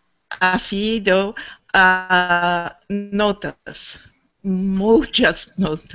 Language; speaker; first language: Spanish; non-native, learner; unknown